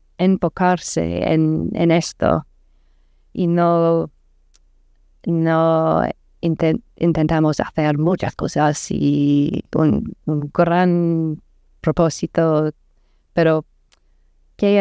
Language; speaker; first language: Spanish; non-native, learner; English